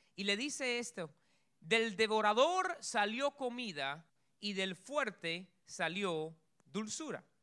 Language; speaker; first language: Spanish; early bilingual, heritage; Spanish